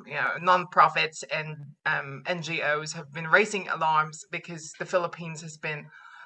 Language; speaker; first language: English; non-native, local second language; Filipino